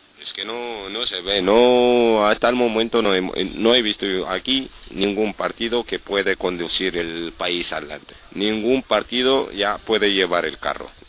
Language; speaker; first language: Spanish; non-native, fluent; Arabic